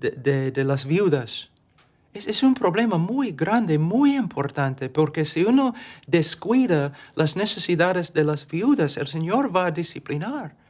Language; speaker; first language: Spanish; non-native, fluent; English